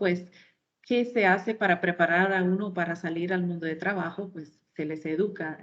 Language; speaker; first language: Spanish; non-native, fluent; English